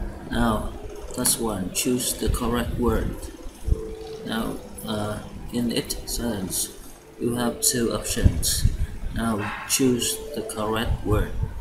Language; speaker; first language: English; non-native, fluent; Vietnamese